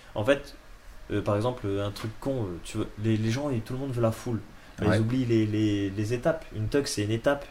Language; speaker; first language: French; native; French